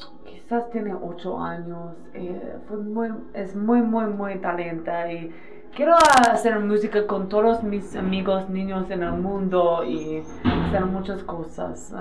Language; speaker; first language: Spanish; non-native, learner; English